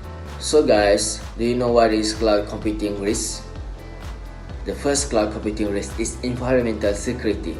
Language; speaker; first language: English; non-native, local second language; Malay